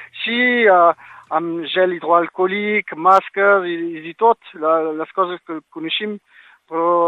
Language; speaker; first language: Catalan; non-native, local second language; French